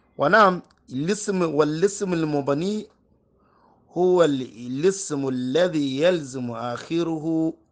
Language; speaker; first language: Arabic; non-native, fluent; Hausa